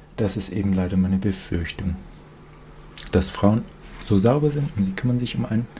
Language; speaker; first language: German; native; German